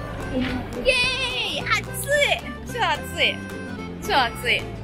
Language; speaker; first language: Japanese; non-native, fluent; Italian